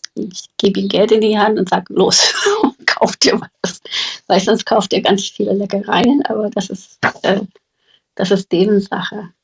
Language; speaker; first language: German; non-native, fluent; English